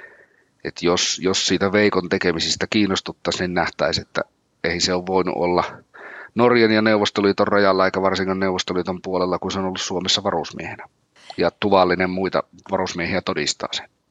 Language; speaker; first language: Finnish; native; Finnish